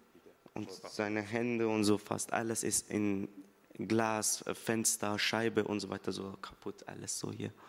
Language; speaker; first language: German; early bilingual, other home language; Persian